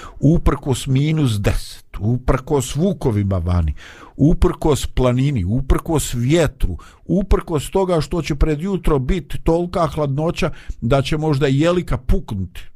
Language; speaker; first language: Bosnian; native; Bosnian